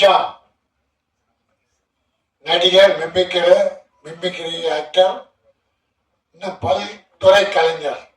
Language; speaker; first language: Tamil; native; Tamil